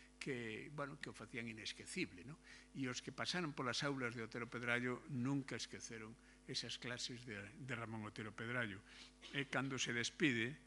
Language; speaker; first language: Galician; non-native, local second language; Spanish